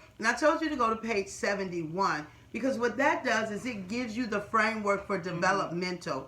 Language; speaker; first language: English; native; English